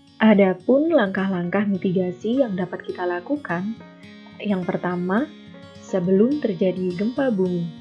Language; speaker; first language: Indonesian; native; Indonesian